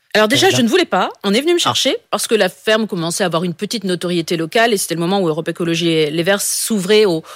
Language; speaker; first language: French; native; French